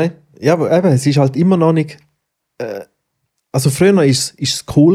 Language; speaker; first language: German; native; German